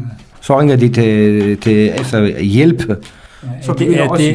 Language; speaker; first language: Danish; non-native, fluent; Kurdish